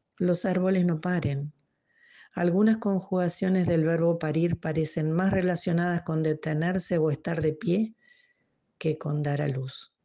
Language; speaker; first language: Spanish; native; Spanish